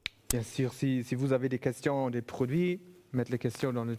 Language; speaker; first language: French; non-native, fluent; German